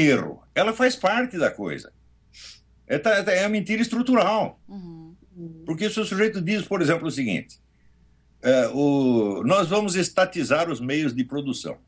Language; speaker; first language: Portuguese; native; Portuguese